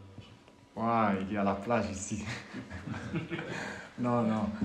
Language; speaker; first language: French; non-native, learner; Arabic